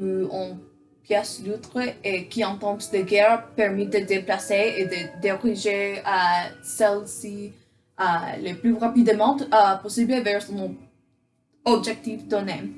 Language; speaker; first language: French; non-native, learner; English